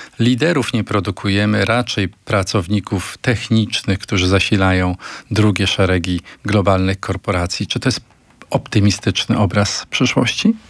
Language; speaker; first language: Polish; native; Polish